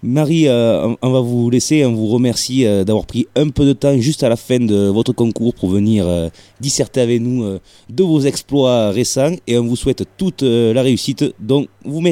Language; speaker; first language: French; native; French